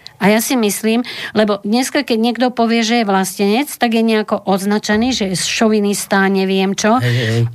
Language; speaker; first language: Slovak; native; Slovak